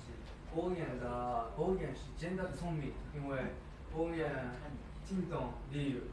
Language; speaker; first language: Chinese; non-native, learner; Japanese